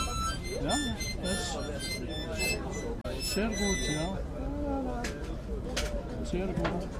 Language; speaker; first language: German; non-native, learner; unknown